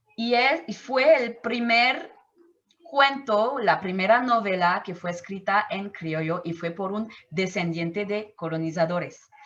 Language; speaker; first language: Spanish; non-native, fluent; French